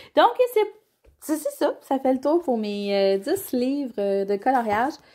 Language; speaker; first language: French; native; French